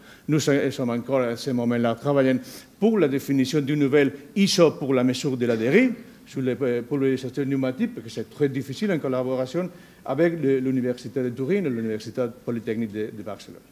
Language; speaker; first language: French; non-native, learner; Spanish